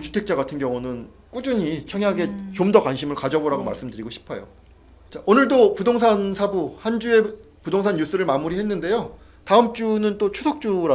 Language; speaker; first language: Korean; native; Korean